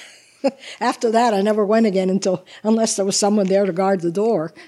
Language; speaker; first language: English; early bilingual, other home language; Italian